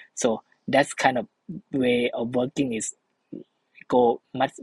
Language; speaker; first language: English; non-native, fluent; Thai